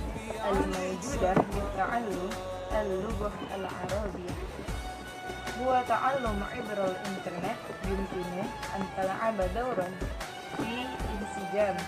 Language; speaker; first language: Arabic; non-native, learner; Indonesian